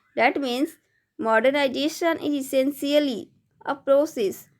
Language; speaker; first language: English; non-native, local second language; Hindi